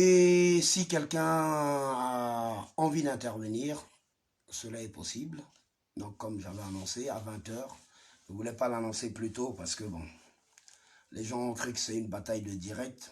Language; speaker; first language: French; non-native, local second language; Lingala